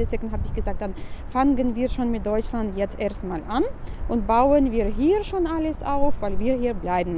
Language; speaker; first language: German; non-native, fluent; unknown